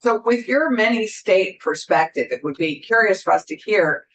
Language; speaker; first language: English; native; English